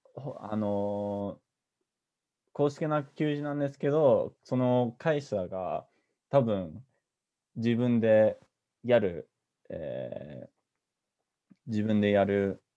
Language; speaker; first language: Japanese; non-native, fluent; English